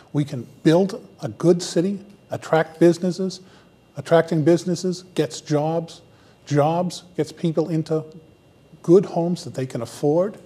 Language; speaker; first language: English; native; English